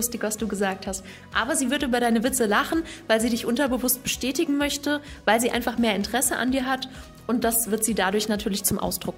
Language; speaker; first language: German; native; German